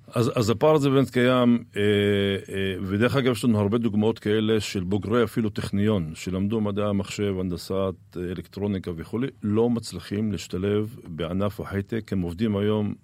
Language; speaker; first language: Hebrew; non-native, local second language; Arabic